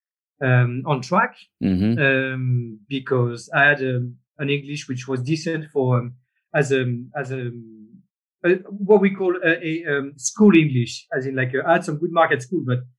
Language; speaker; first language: English; non-native, fluent; French